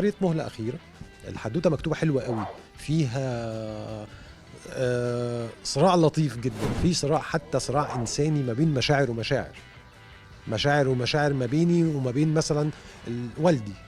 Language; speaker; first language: Arabic; native; Arabic